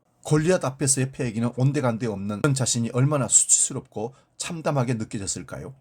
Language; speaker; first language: Korean; native; Korean